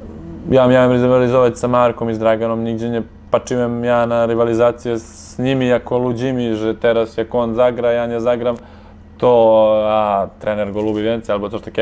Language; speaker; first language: Polish; non-native, fluent; Serbian